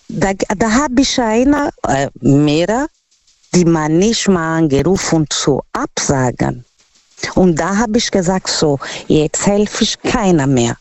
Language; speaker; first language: German; non-native, learner; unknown